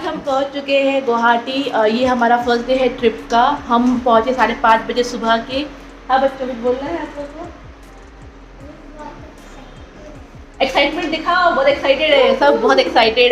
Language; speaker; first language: Hindi; native; Hindi